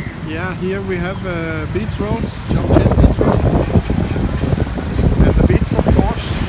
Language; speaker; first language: English; non-native, fluent; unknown